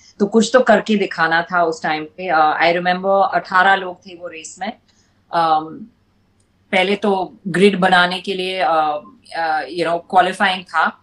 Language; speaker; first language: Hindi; non-native, local second language; English